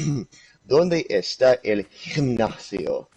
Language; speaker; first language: Spanish; non-native, learner; English